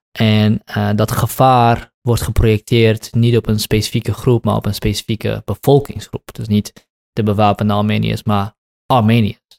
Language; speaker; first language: Dutch; early bilingual, other home language; Kurdish